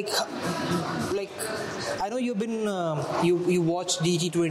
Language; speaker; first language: English; non-native, local second language; Punjabi